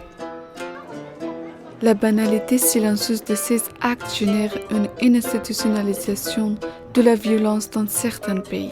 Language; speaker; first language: French; non-native, learner; Persian